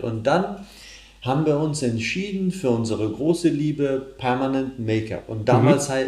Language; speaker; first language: German; non-native, fluent; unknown